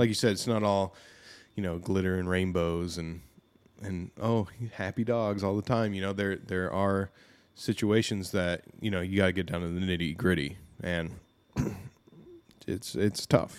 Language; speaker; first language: English; native; English